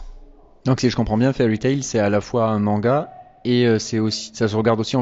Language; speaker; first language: French; native; French